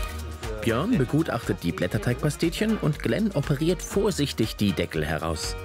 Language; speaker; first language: German; native; German